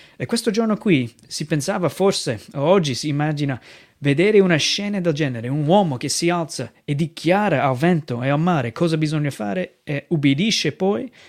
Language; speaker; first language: Italian; non-native, fluent; English